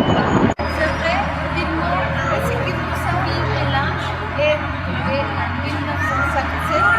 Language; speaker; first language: French; non-native, learner; Spanish